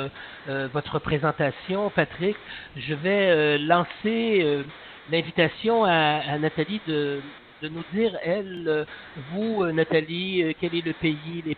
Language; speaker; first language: French; native; French